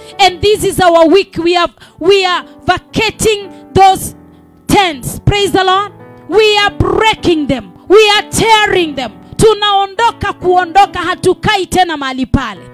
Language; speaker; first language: English; non-native, local second language; Swahili